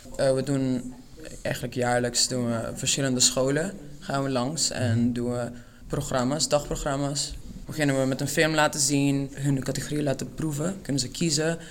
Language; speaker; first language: Dutch; non-native, local second language; Papiamento